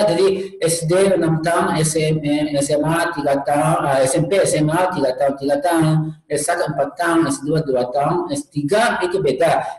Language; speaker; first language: Indonesian; non-native, learner; Japanese